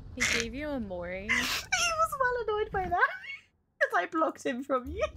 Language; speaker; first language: English; native; English